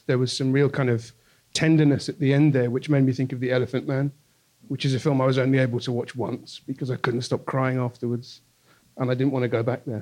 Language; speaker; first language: English; native; English